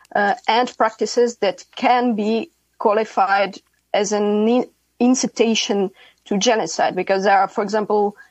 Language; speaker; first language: English; non-native, fluent; Ukrainian